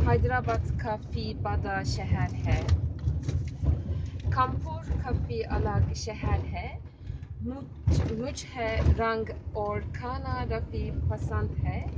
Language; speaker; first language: Hindi; non-native, learner; Turkish